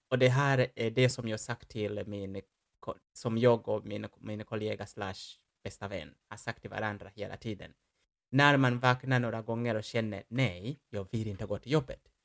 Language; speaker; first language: Swedish; non-native, fluent; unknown